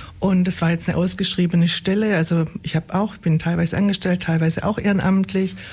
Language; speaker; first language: German; native; German